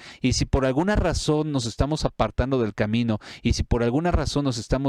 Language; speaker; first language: Spanish; native; Spanish